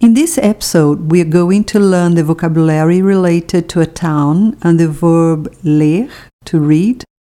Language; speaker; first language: English; non-native, fluent; Portuguese